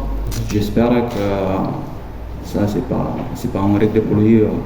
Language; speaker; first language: French; non-native, fluent; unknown